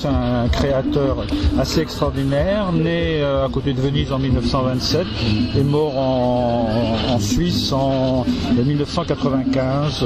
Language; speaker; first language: French; native; French